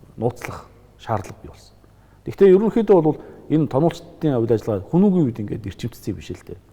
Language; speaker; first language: Mongolian; native; Mongolian